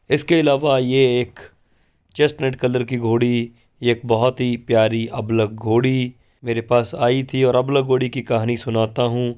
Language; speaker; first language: Hindi; non-native, local second language; Punjabi